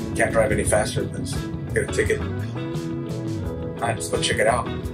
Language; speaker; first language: English; native; English